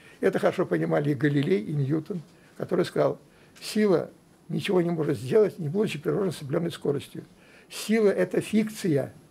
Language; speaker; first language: Russian; native; Russian